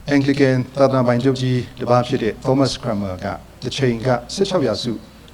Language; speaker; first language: Burmese; non-native, local second language; Hakha Chin